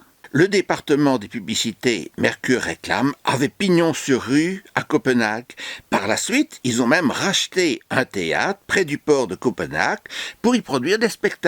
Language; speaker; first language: French; native; French